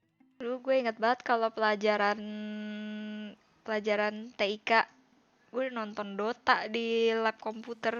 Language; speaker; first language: Indonesian; native; Indonesian